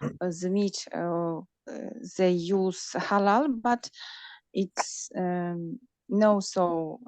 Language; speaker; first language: English; non-native, learner; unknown